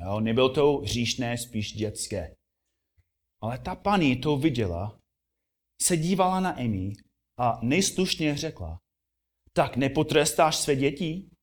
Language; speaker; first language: Czech; non-native, fluent; English